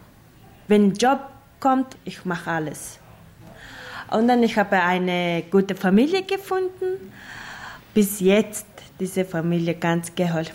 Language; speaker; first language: German; non-native, learner; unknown